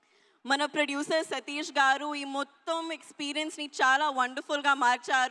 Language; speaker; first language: Telugu; non-native, learner; Hindi